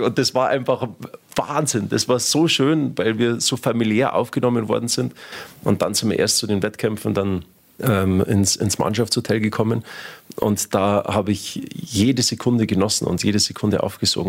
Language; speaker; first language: German; native; German